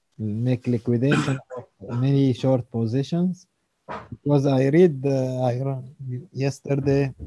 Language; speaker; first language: English; non-native, learner; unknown